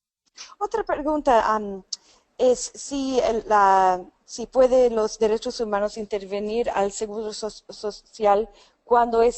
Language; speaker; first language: Spanish; non-native, fluent; English